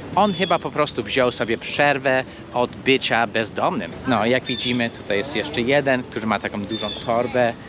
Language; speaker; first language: Polish; non-native, fluent; English